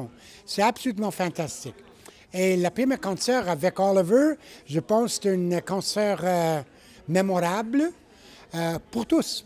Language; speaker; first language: French; non-native, learner; English